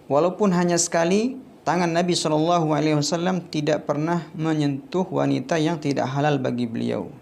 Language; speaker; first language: Indonesian; native; Indonesian